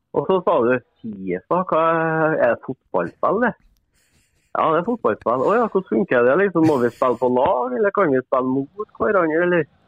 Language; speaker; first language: Norwegian; native; Norwegian